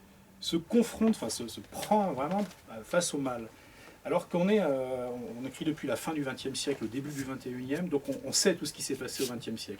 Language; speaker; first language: French; native; French